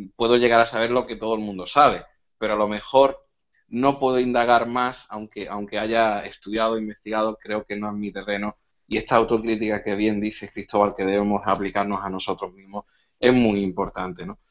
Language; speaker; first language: Spanish; native; Spanish